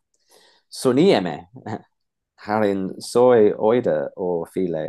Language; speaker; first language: Greek; non-native, fluent; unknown